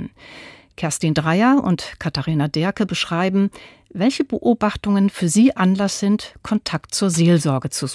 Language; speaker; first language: German; native; German